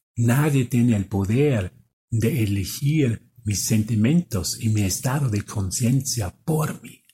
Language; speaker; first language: Spanish; non-native, fluent; German